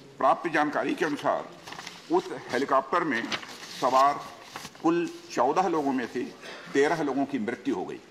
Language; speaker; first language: Hindi; native; Hindi